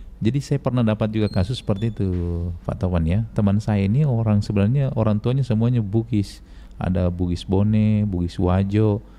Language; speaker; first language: Indonesian; native; Indonesian